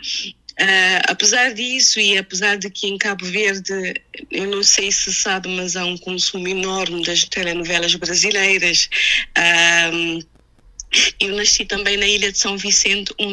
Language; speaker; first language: Portuguese; non-native, local second language; Kabuverdianu